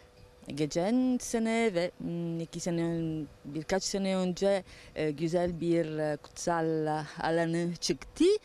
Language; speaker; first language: Turkish; non-native, learner; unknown